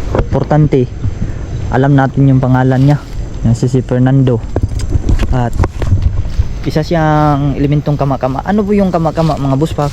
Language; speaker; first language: Filipino; non-native, local second language; Cebuano